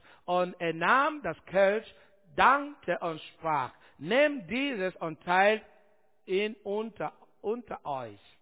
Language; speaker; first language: German; non-native, learner; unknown